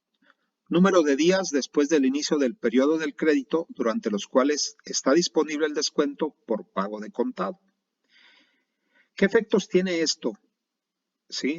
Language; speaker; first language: Spanish; native; Spanish